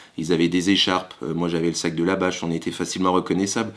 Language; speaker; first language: French; native; French